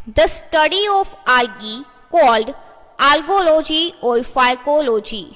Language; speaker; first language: English; non-native, local second language; Gujarati